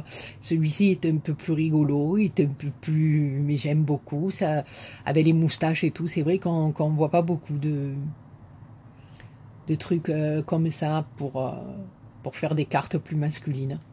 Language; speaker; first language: French; native; French